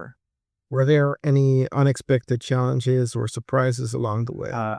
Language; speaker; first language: English; native; English